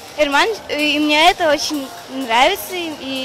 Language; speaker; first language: Russian; non-native, learner; Lithuanian